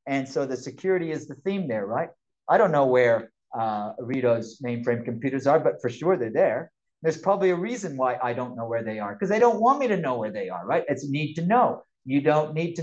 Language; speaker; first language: English; native; English